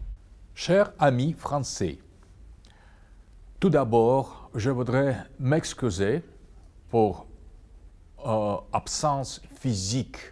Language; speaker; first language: French; non-native, fluent; Russian